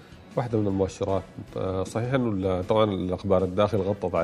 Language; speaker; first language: Arabic; native; Arabic